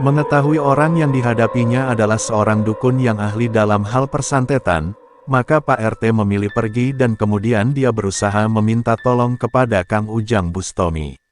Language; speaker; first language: Indonesian; native; Indonesian